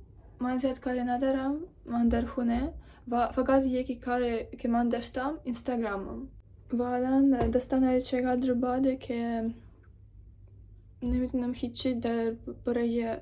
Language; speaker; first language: Persian; non-native, learner; Ukrainian